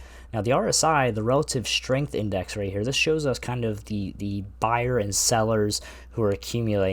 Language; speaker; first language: English; native; English